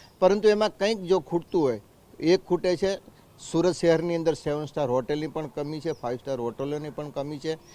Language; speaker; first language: Gujarati; native; Gujarati